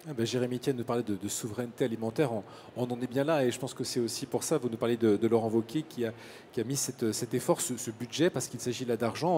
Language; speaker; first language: French; native; French